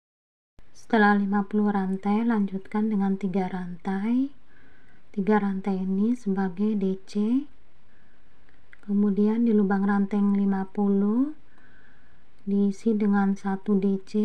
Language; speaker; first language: Indonesian; native; Indonesian